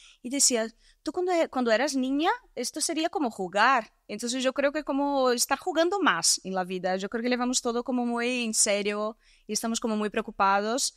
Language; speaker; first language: Spanish; non-native, fluent; Portuguese